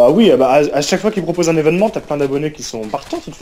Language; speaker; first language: French; native; French